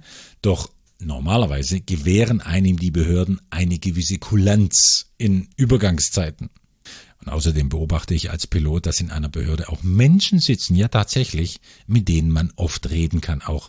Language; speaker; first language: German; native; German